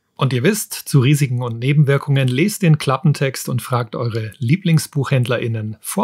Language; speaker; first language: German; native; German